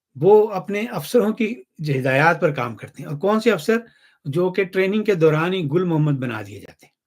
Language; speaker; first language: Urdu; non-native, local second language; Punjabi